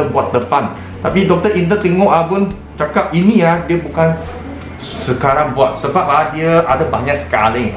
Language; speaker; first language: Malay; non-native, local second language; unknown